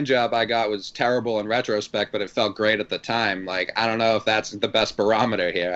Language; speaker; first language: English; native; English